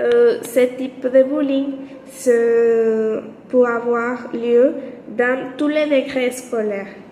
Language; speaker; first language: French; non-native, learner; Spanish